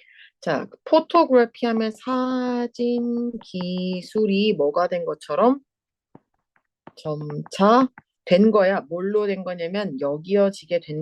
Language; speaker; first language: Korean; native; Korean